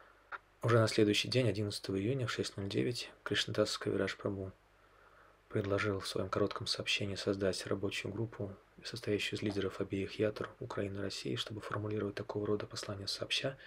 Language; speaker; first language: Russian; native; Russian